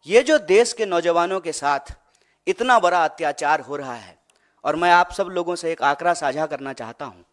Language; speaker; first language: Hindi; native; Hindi